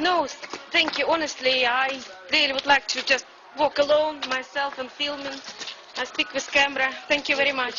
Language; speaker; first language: English; non-native, learner; Russian